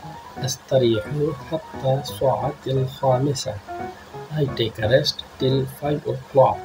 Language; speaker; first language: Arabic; non-native, fluent; Urdu